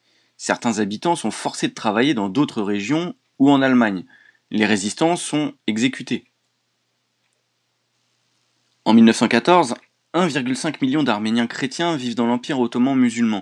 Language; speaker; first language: French; native; French